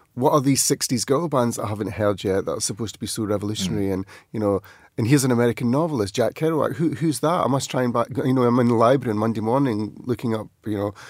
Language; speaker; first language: English; native; English